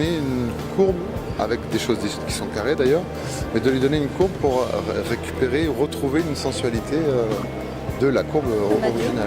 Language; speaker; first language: French; native; French